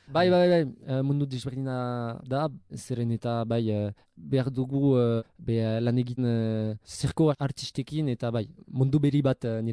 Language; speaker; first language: Basque; non-native, local second language; French